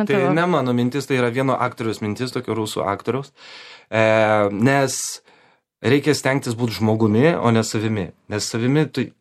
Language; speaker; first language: Lithuanian; non-native, local second language; Polish